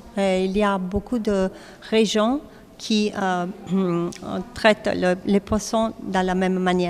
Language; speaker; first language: French; non-native, fluent; Italian